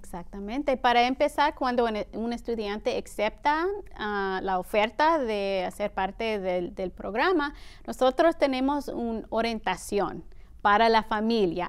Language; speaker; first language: Spanish; early bilingual, heritage; Spanish